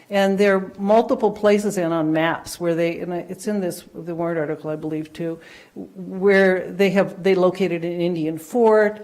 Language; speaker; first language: English; non-native, fluent; Dutch